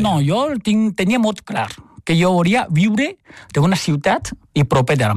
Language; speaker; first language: Catalan; non-native, fluent; Chinese